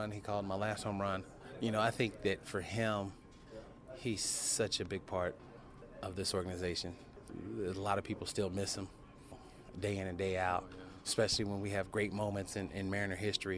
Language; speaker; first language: English; native; English